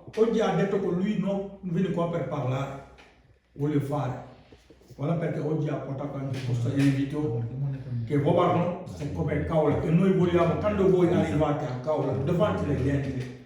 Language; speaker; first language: Italian; non-native, learner; Wolof